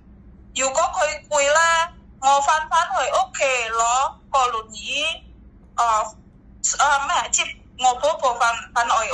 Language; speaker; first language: Cantonese; non-native, learner; Indonesian